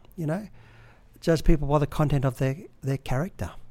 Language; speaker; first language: English; native; English